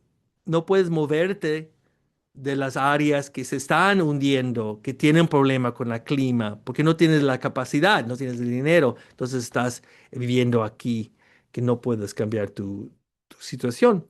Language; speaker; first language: Spanish; early bilingual, heritage; Spanish